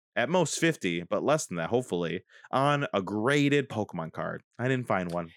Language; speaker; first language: English; native; English